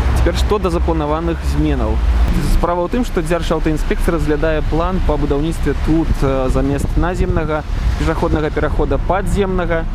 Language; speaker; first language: Belarusian; non-native, local second language; Russian